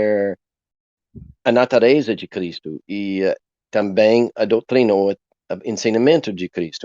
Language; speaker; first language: Portuguese; non-native, learner; English